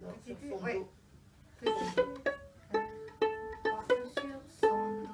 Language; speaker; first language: French; native; French